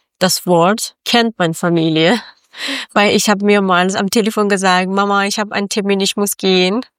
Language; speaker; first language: German; non-native, learner; Persian